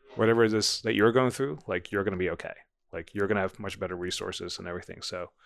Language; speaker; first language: English; non-native, fluent; Dutch